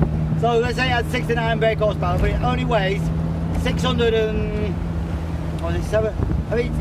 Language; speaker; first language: English; native; English